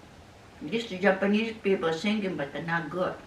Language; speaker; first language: English; non-native, learner; Japanese